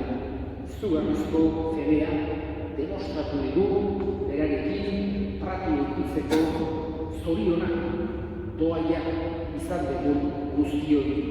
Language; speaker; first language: Basque; native; Basque